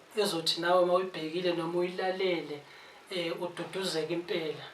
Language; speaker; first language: Zulu; non-native, local second language; Tswana